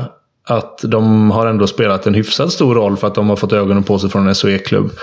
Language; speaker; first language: Swedish; native; Swedish